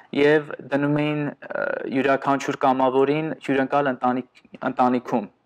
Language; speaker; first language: Armenian; early bilingual, heritage; Armenian